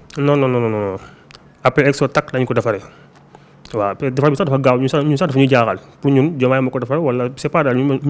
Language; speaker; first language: Wolof; non-native, local second language; Soninke